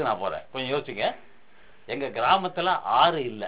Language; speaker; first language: Tamil; native; Tamil